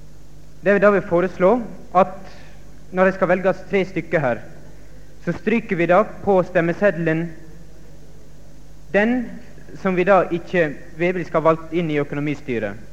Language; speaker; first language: Norwegian; native; Norwegian